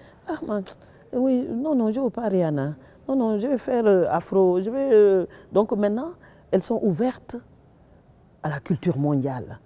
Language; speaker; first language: French; non-native, local second language; Wolof